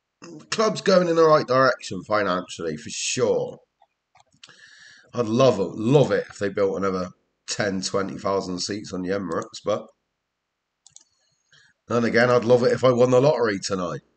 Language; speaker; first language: English; native; English